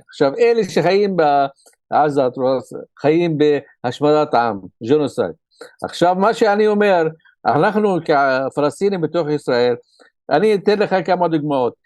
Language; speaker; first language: Hebrew; non-native, local second language; Arabic